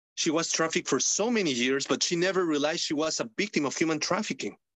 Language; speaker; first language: English; non-native, fluent; Spanish